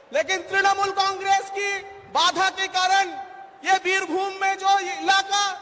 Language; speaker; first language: Hindi; non-native, local second language; Bangla